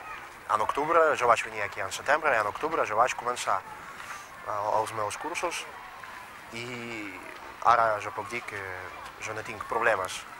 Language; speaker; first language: Catalan; non-native, fluent; Russian